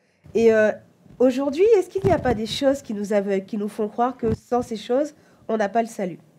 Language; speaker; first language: French; native; French